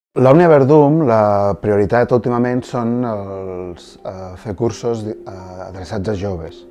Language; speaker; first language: Catalan; native; Catalan